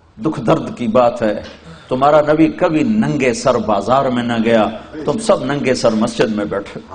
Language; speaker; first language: Urdu; non-native, local second language; Saraiki